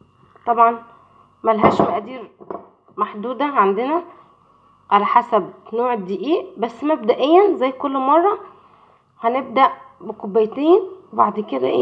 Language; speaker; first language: Arabic; native; Arabic